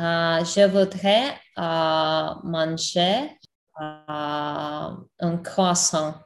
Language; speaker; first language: French; non-native, learner; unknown